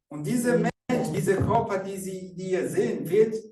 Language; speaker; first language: German; non-native, fluent; Rundi